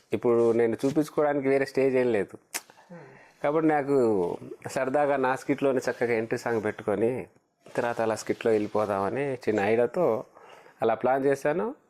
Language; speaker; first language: Telugu; non-native, local second language; Lambadi